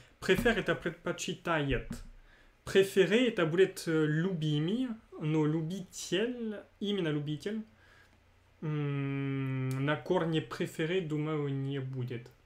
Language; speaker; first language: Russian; non-native, fluent; French